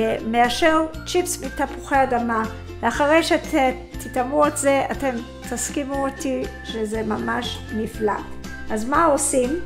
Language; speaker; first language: Hebrew; non-native, fluent; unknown